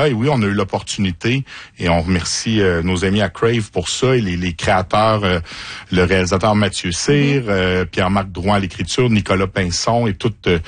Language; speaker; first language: French; native; French